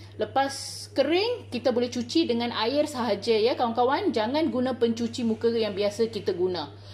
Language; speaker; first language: Malay; non-native, local second language; Tamil